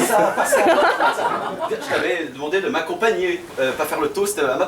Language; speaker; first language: French; native; French